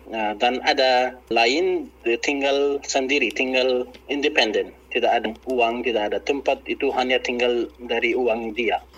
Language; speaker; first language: Indonesian; non-native, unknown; Persian